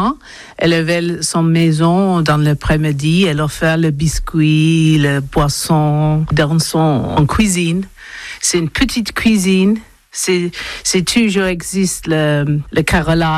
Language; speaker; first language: French; non-native, learner; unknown